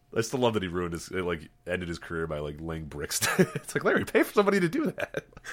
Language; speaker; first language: English; native; English